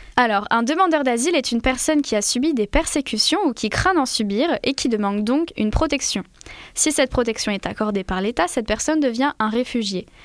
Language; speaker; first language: French; native; French